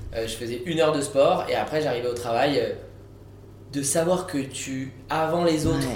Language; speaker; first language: French; native; French